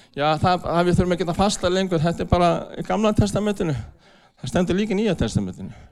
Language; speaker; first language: Icelandic; non-native, fluent; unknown